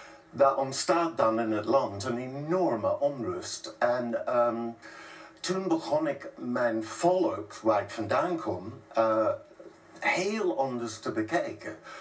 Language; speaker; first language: Dutch; non-native, fluent; English